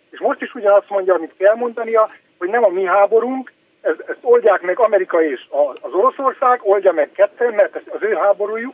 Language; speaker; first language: Hungarian; native; Hungarian